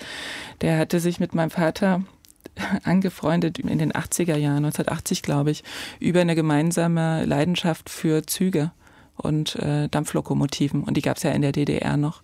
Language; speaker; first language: German; native; German